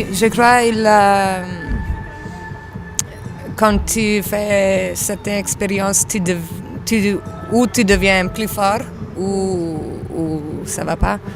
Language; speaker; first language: French; non-native, fluent; Italian